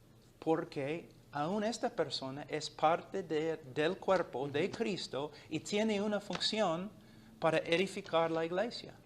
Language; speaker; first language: Spanish; non-native, fluent; English